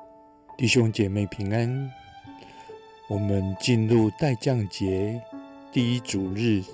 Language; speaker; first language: Chinese; native; Chinese